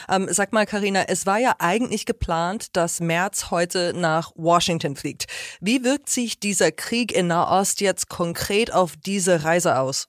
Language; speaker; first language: German; native; German